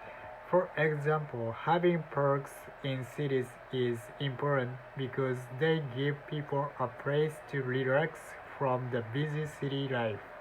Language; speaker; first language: English; non-native, learner; Japanese